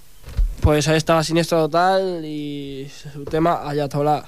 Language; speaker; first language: Spanish; native; Spanish